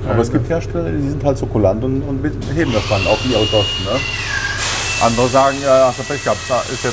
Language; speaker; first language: German; native; German